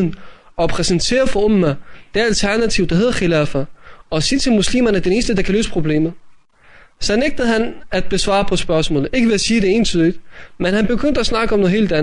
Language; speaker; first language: Danish; native; Danish